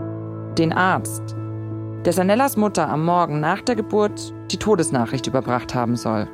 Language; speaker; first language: German; native; German